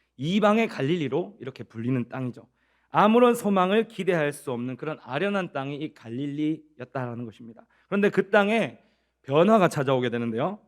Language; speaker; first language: Korean; native; Korean